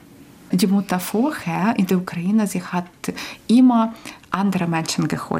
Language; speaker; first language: German; non-native, learner; Ukrainian